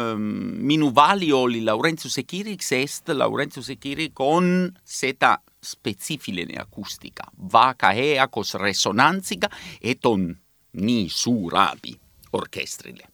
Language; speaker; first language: Estonian; non-native, learner; Italian